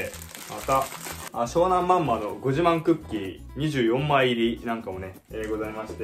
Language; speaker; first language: Japanese; native; Japanese